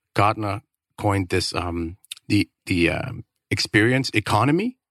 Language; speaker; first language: English; non-native, fluent; Danish